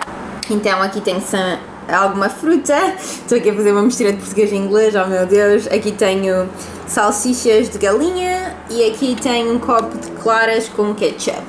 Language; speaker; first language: Portuguese; early bilingual, heritage; Portuguese